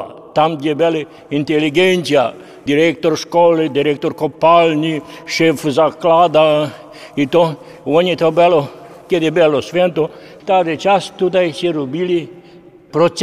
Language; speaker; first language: Polish; early bilingual, heritage; Polish